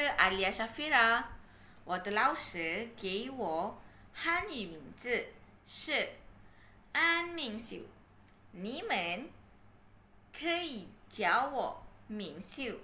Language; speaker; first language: Chinese; non-native, learner; Malay